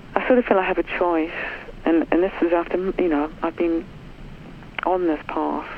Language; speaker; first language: English; native; English